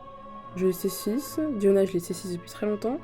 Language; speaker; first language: French; native; French